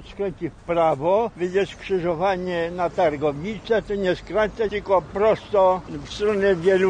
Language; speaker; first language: Polish; native; Polish